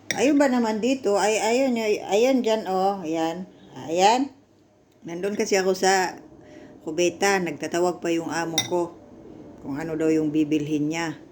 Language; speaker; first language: Filipino; non-native, local second language; Cebuano